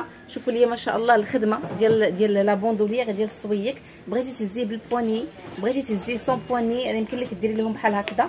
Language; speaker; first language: Arabic; native; Arabic